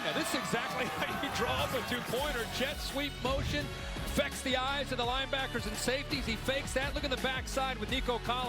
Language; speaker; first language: English; native; English